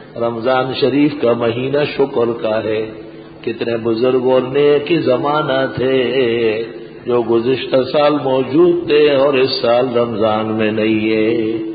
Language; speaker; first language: Urdu; non-native, local second language; Pashto